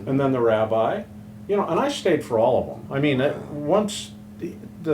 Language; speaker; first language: English; native; English